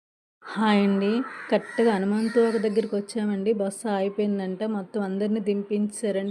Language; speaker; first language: Telugu; native; Telugu